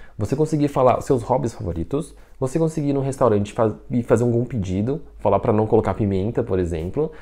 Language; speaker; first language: Portuguese; non-native, fluent; Chinese